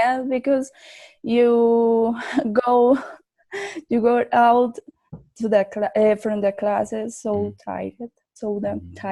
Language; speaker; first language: English; non-native, learner; Spanish